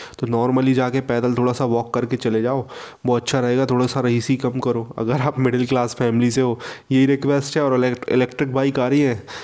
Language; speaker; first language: Hindi; native; Hindi